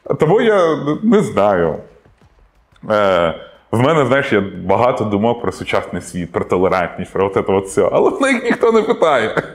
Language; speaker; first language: Ukrainian; non-native, local second language; Russian